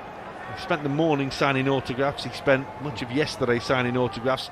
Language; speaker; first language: English; native; English